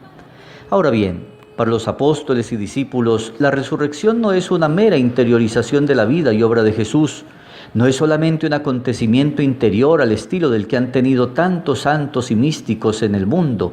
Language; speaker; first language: Spanish; native; Spanish